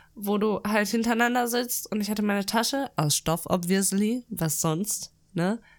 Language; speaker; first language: German; early bilingual, other home language; Russian